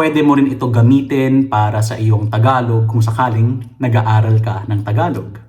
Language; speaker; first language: Filipino; native; Filipino